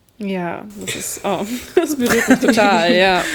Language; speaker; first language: German; native; German